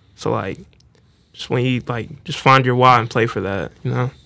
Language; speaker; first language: English; native; English